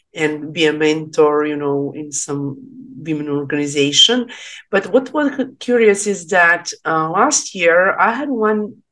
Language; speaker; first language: English; non-native, learner; Serbian